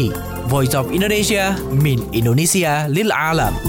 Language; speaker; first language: Arabic; non-native, fluent; Indonesian